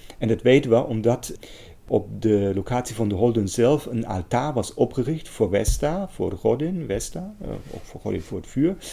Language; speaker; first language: Dutch; non-native, fluent; German